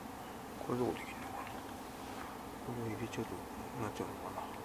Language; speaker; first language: Japanese; native; Japanese